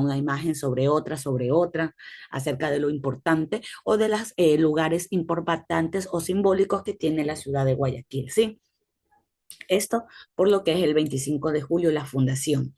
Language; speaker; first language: Spanish; native; Spanish